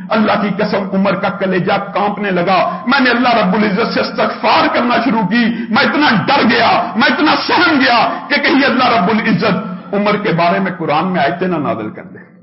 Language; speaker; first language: Urdu; native; Urdu